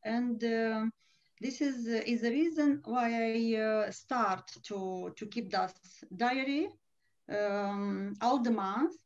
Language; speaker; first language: English; non-native, learner; Romanian